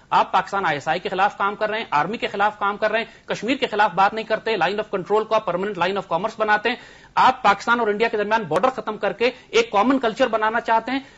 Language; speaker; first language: Urdu; native; Urdu